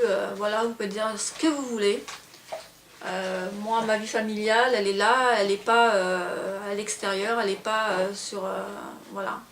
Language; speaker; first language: French; native; French